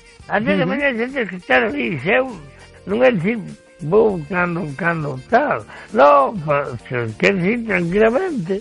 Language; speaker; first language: Spanish; native; Spanish